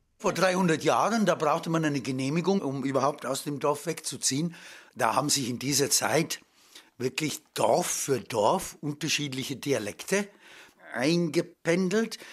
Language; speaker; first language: German; native; German